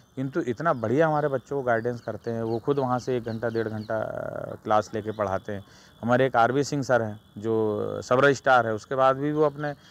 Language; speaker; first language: Hindi; native; Hindi